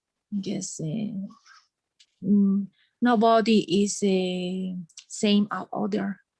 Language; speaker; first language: English; non-native, learner; Spanish